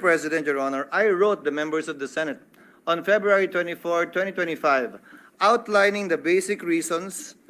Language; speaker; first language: English; non-native, local second language; Filipino